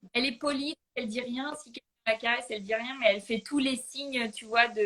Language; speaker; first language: French; native; French